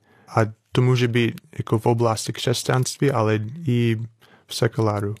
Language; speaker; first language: Czech; non-native, fluent; English